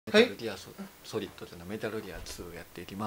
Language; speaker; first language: Japanese; native; Japanese